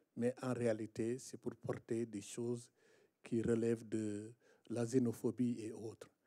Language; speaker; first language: French; non-native, local second language; Wolof